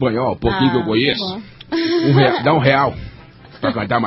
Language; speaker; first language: Portuguese; native; Portuguese